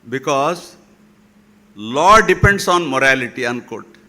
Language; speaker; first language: English; non-native, local second language; Kannada